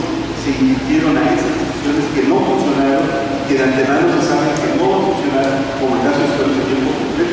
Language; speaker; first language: Spanish; native; Spanish